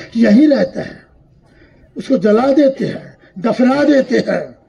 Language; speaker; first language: Hindi; non-native, local second language; Marathi